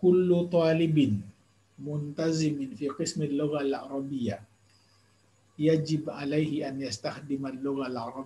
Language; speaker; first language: Arabic; non-native, fluent; Indonesian